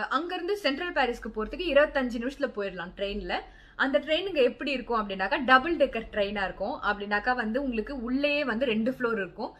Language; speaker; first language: Tamil; early bilingual, heritage; Tamil